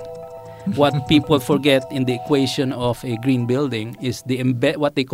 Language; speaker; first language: English; non-native, local second language; Filipino